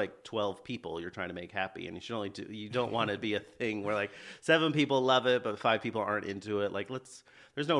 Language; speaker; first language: English; native; English